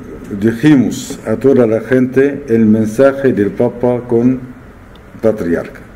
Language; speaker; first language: Spanish; non-native, fluent; Arabic